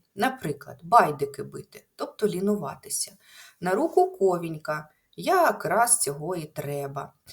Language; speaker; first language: Ukrainian; native; Ukrainian